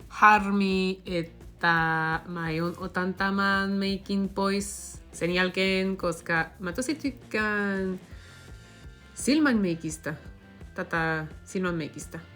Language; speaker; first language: Finnish; non-native, fluent; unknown